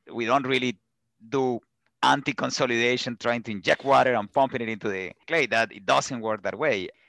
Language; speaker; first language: English; non-native, fluent; Spanish